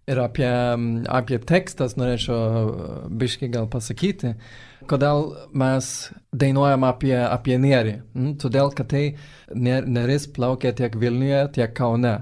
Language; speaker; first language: Lithuanian; non-native, fluent; Swedish